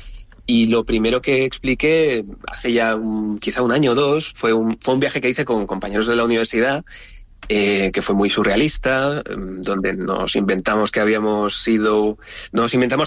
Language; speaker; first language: Spanish; native; Spanish